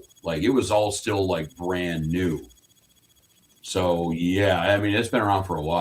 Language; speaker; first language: English; native; English